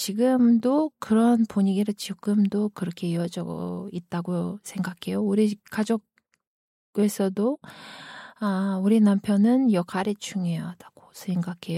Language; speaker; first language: Korean; non-native, fluent; Kyrgyz